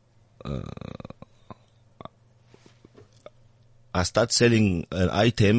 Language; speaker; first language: English; non-native, fluent; French